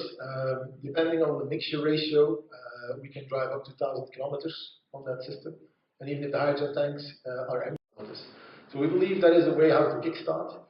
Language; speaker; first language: English; non-native, fluent; Dutch